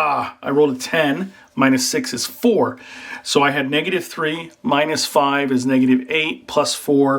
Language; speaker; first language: English; native; English